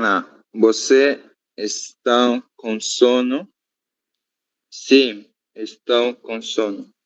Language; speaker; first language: Portuguese; non-native, learner; Spanish